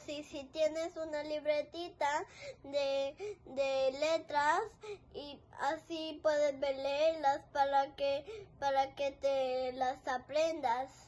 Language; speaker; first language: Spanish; early bilingual, other home language; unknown